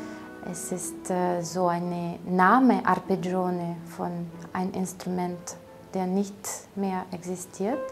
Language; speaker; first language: German; non-native, fluent; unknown